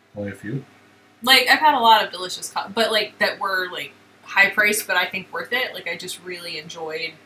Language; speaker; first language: English; native; English